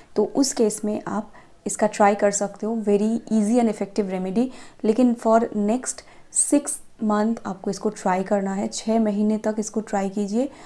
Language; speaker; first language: Hindi; non-native, local second language; Bangla